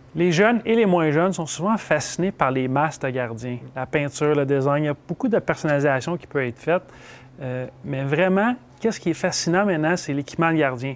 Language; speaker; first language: French; native; French